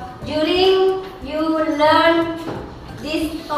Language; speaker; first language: English; non-native, learner; Indonesian